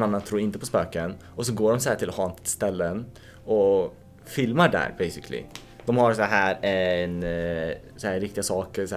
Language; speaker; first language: Swedish; native; Swedish